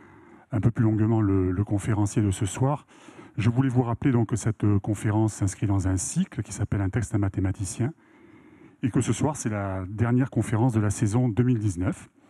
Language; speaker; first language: French; native; French